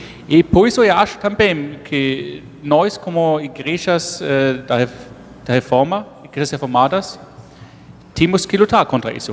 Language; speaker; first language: Portuguese; non-native, fluent; German